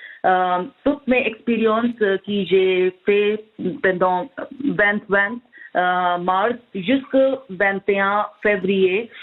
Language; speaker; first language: French; non-native, learner; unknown